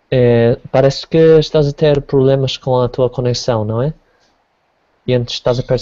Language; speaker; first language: Portuguese; non-native, learner; English